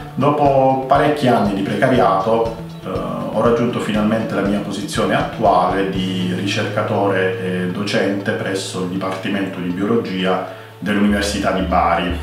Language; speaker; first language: Italian; early bilingual, other home language; German